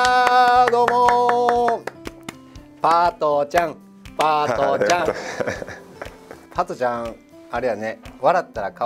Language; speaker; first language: Japanese; native; Japanese